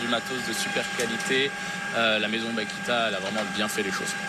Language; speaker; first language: French; native; French